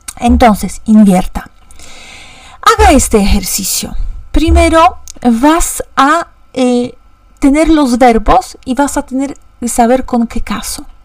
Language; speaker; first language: Spanish; non-native, fluent; Polish